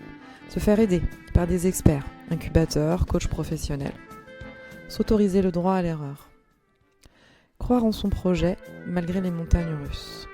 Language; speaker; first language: French; native; French